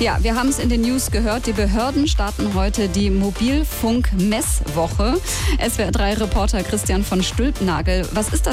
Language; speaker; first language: German; native; German